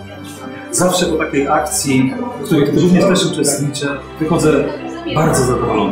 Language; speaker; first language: Polish; native; Polish